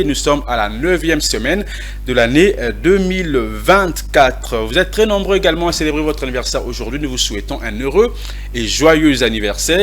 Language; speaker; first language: French; non-native, local second language; Lingala